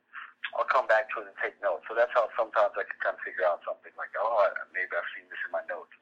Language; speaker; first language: English; native; English